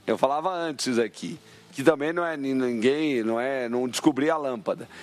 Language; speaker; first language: Portuguese; native; Portuguese